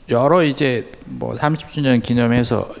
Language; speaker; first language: Korean; native; Korean